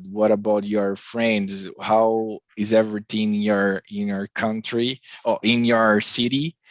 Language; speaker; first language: English; non-native, learner; Portuguese